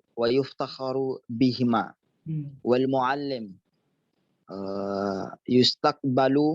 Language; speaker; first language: Arabic; non-native, learner; Indonesian